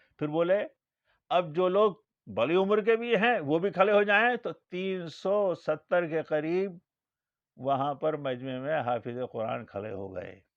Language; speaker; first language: Urdu; native; Urdu